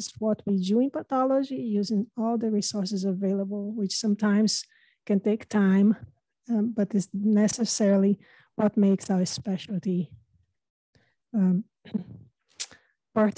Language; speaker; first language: English; non-native, fluent; Portuguese